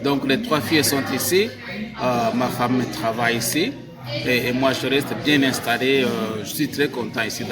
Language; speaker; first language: French; non-native, local second language; Kinyarwanda